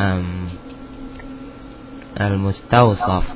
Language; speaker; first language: Arabic; non-native, fluent; Indonesian